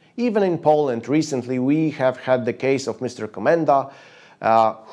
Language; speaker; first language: English; non-native, fluent; Polish